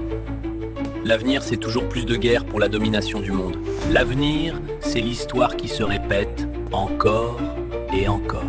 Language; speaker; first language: French; native; French